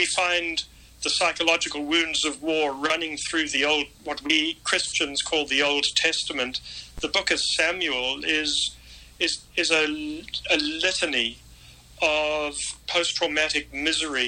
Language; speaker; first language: English; native; English